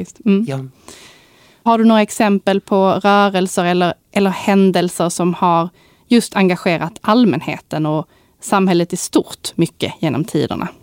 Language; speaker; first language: Swedish; native; Swedish